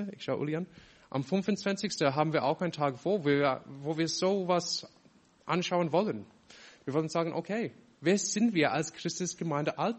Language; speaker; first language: German; non-native, fluent; English